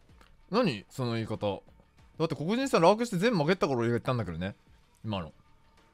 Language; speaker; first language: Japanese; native; Japanese